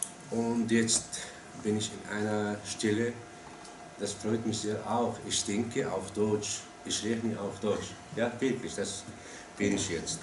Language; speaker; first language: German; non-native, learner; Arabic